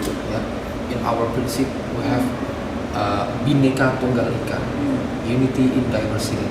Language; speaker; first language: English; non-native, fluent; Indonesian